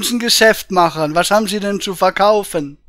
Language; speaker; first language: German; native; German